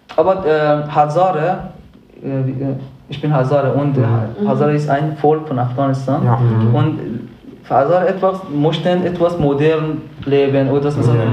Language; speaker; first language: German; non-native, learner; Persian